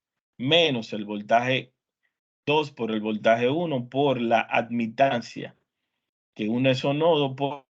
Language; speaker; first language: Spanish; native; Spanish